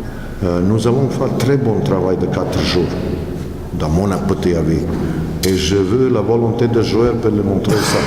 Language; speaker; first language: French; non-native, learner; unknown